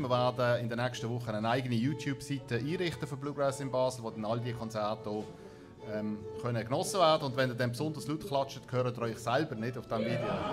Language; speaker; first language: German; native; German